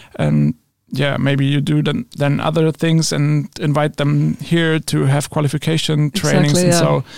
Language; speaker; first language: English; non-native, fluent; German